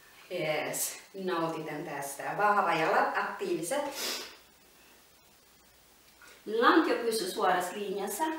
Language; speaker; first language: Finnish; non-native, learner; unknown